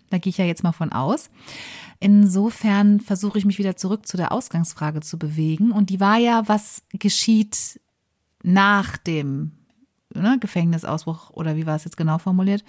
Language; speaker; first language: German; native; German